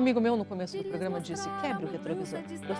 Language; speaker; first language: Portuguese; native; Portuguese